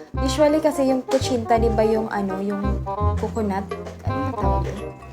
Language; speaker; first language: Filipino; non-native, local second language; Cebuano